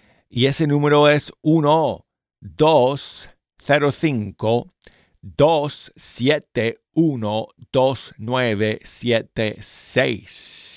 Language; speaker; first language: Spanish; native; Spanish